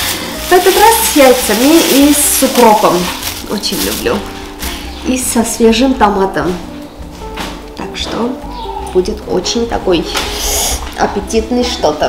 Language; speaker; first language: Russian; non-native, fluent; Armenian